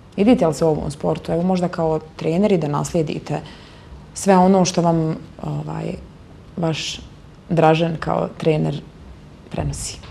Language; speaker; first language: Bosnian; native; Bosnian